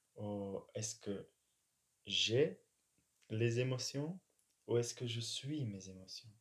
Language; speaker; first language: French; non-native, fluent; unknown